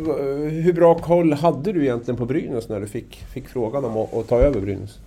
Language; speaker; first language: Swedish; native; Swedish